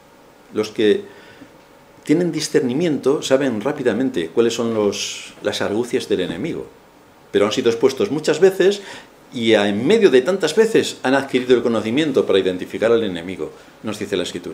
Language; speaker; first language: Spanish; native; Spanish